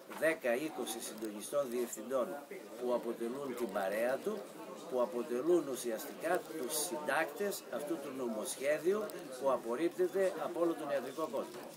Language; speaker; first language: Greek; native; Greek